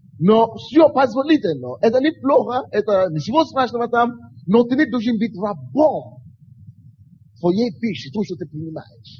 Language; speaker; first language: Russian; non-native, fluent; Yoruba